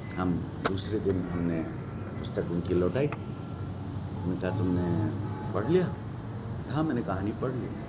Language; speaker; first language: Hindi; native; Hindi